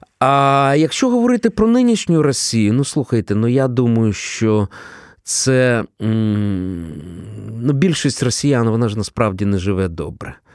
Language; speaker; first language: Ukrainian; non-native, local second language; Russian